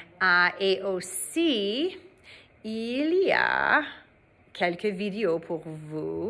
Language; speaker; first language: French; non-native, fluent; English